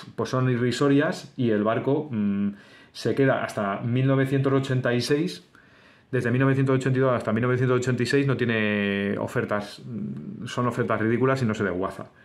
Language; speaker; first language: Spanish; native; Spanish